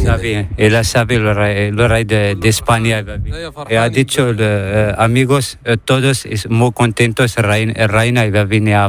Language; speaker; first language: Spanish; non-native, learner; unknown